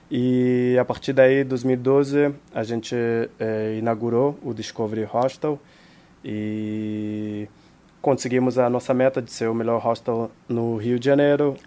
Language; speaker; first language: Portuguese; non-native, fluent; Hebrew